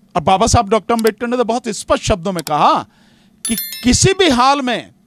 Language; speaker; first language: Hindi; native; Hindi